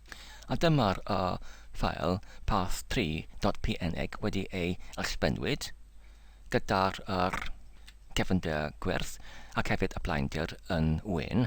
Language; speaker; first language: Welsh; non-native, learner; English